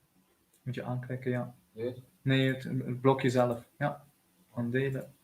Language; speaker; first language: Dutch; native; Dutch